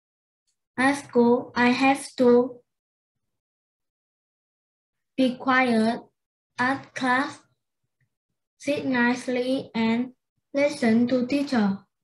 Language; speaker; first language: English; non-native, learner; Vietnamese